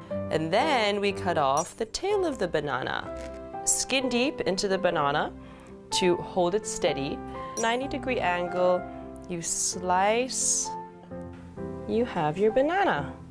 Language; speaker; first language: English; early bilingual, other home language; Chinese